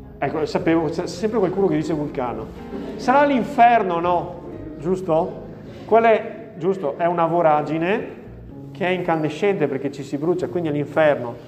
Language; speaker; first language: Italian; native; Italian